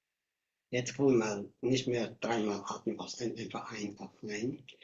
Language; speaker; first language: German; non-native, learner; Tibetan